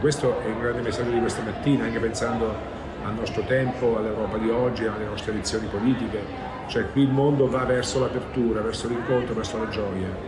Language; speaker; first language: Italian; native; Italian